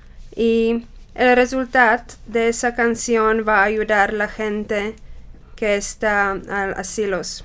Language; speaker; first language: Spanish; non-native, learner; Czech